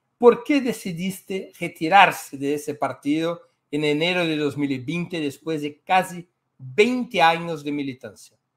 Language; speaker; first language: Spanish; non-native, fluent; Portuguese